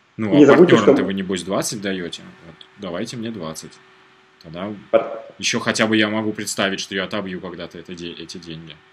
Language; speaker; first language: Russian; native; Russian